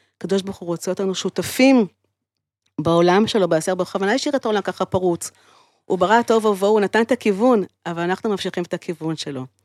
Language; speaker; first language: Hebrew; native; Hebrew